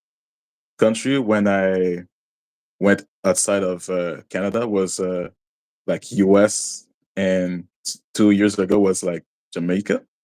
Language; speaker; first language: English; non-native, local second language; French